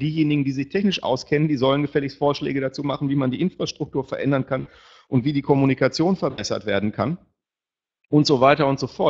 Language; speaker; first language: German; native; German